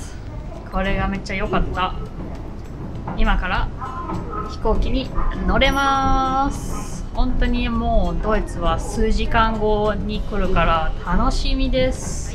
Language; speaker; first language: Japanese; non-native, fluent; German